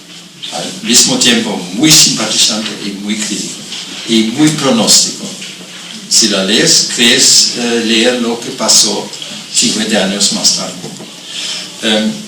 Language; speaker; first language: Spanish; non-native, fluent; German